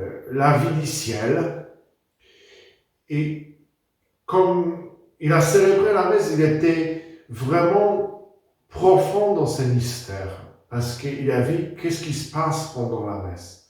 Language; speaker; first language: French; non-native, fluent; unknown